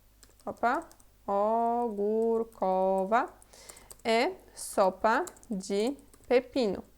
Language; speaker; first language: Portuguese; non-native, fluent; Polish